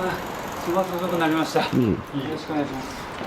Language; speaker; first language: Japanese; native; Japanese